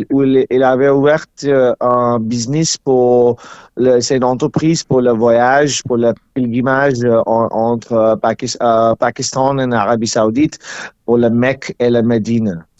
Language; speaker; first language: French; non-native, learner; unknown